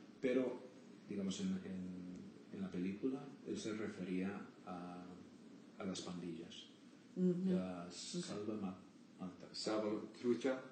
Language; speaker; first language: Spanish; early bilingual, heritage; Spanish